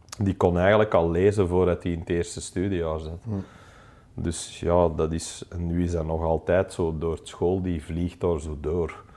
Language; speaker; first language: Dutch; non-native, local second language; English